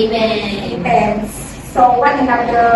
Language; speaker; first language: English; non-native, local second language; Malay